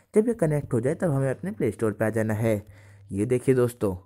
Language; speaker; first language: Hindi; native; Hindi